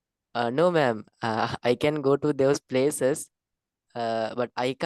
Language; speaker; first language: English; non-native, learner; Sinhala